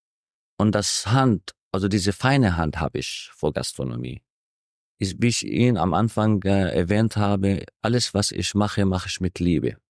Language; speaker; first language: German; non-native, fluent; Arabic